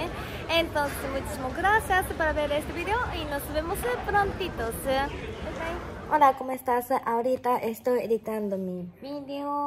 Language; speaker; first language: Spanish; non-native, fluent; Japanese